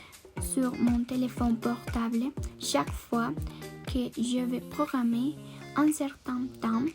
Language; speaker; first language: French; non-native, learner; Spanish